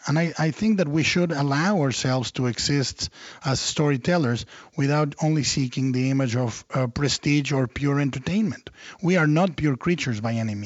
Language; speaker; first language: English; non-native, fluent; Spanish